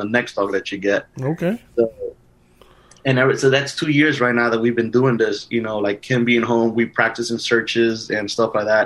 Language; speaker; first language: English; native; English